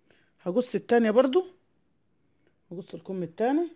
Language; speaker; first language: Arabic; native; Arabic